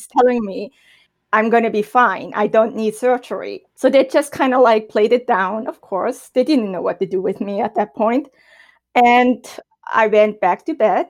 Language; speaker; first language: English; non-native, fluent; German